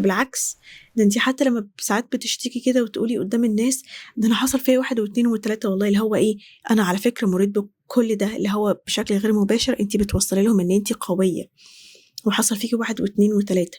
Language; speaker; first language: Arabic; native; Arabic